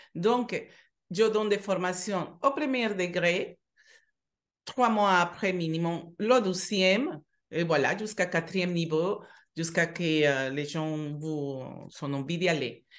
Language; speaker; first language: French; non-native, fluent; Spanish